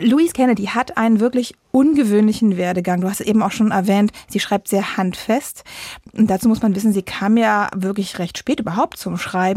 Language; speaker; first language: German; native; German